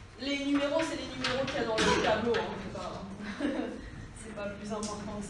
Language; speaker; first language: French; native; French